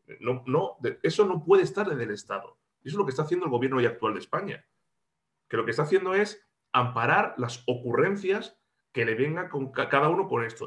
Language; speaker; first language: Spanish; native; Spanish